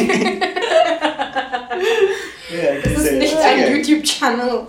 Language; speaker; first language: German; non-native, learner; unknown